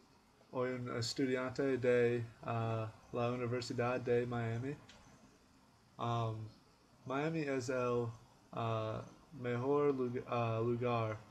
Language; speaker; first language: Spanish; non-native, learner; English